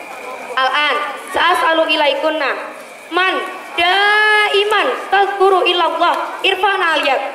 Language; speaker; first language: Arabic; non-native, learner; Indonesian